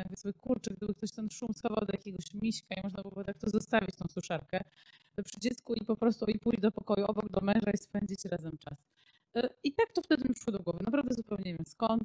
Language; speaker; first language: Polish; native; Polish